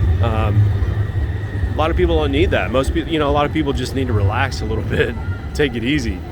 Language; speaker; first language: English; native; English